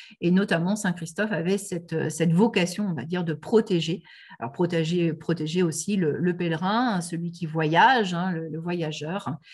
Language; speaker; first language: French; native; French